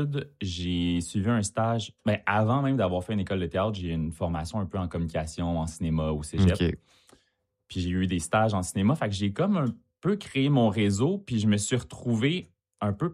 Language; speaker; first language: French; native; French